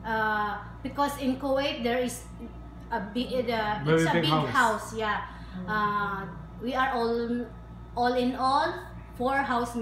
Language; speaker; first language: English; non-native, learner; Hiligaynon